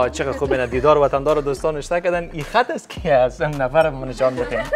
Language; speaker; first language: Persian; native; Persian